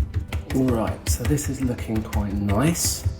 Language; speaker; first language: English; native; English